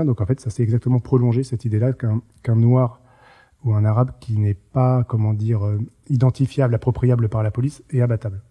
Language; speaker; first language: French; native; French